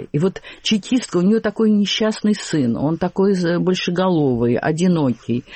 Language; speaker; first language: Russian; native; Russian